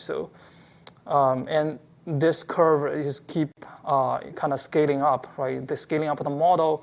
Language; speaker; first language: English; non-native, fluent; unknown